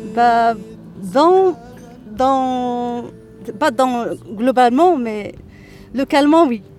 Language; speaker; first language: French; non-native, local second language; Arabic